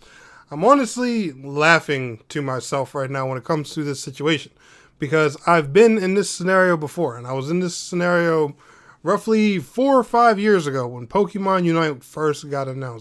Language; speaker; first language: English; native; English